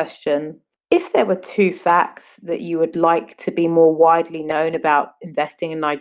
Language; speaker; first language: English; non-native, local second language; Akan